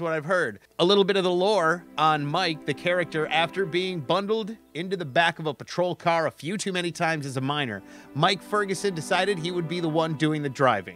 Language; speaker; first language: English; native; English